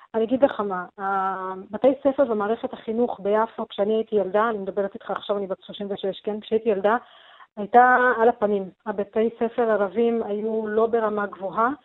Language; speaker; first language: Hebrew; non-native, local second language; Arabic